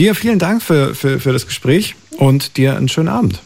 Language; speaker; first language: German; native; German